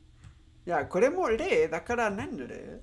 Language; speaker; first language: Japanese; non-native, learner; Spanish